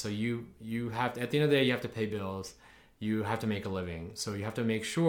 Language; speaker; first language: English; early bilingual, other home language; Chinese